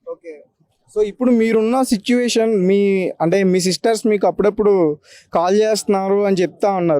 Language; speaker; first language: Telugu; native; Telugu